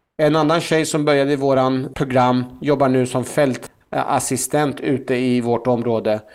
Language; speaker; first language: Swedish; early bilingual, other home language; Persian